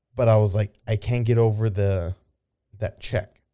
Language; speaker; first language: English; native; English